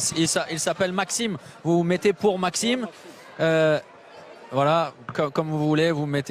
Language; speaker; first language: French; native; French